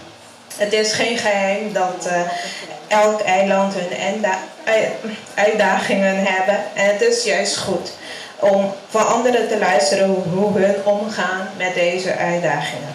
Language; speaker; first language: Dutch; non-native, local second language; English